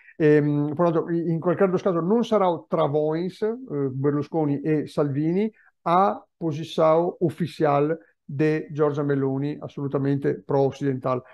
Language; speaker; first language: Italian; native; Italian